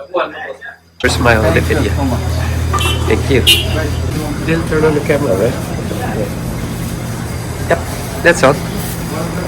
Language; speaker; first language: English; non-native, fluent; Indonesian